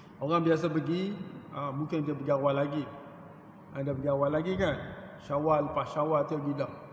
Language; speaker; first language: Malay; native; Malay